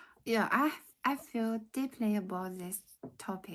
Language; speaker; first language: English; non-native, learner; Chinese